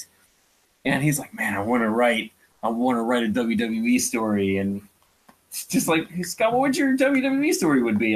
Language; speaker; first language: English; native; English